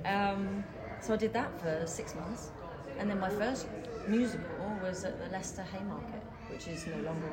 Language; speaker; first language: English; native; English